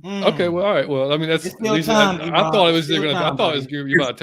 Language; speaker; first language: English; native; English